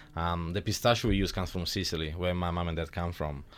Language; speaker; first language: English; non-native, fluent; Italian